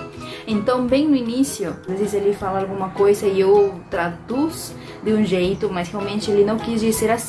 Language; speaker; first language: Portuguese; non-native, fluent; Spanish